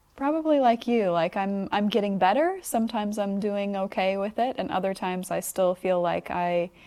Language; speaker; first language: English; native; English